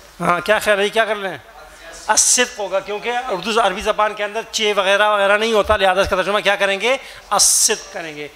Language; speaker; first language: Urdu; native; Urdu